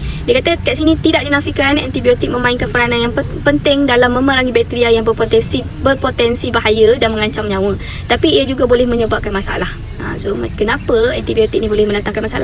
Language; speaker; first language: Malay; native; Malay